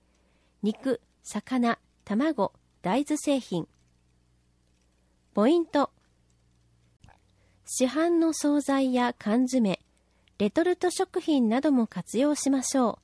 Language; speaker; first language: Japanese; native; Japanese